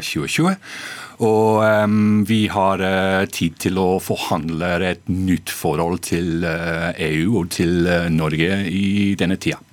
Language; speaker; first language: Norwegian; non-native, fluent; English